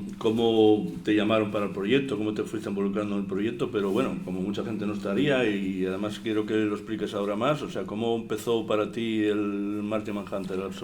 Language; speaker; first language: Spanish; native; Spanish